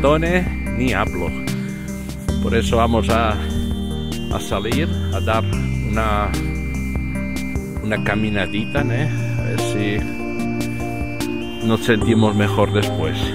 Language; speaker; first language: Spanish; non-native, fluent; Portuguese